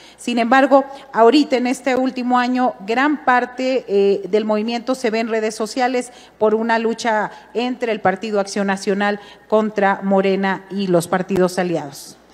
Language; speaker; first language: Spanish; native; Spanish